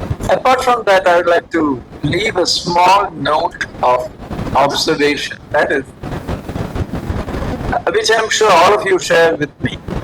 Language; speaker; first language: English; non-native, local second language; Malayalam